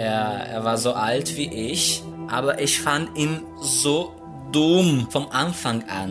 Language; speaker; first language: German; non-native, fluent; Portuguese